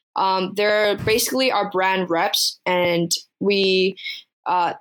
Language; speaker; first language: English; early bilingual, other home language; Chinese